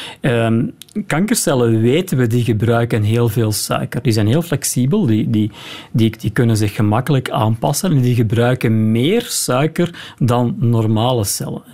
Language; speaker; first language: Dutch; native; Dutch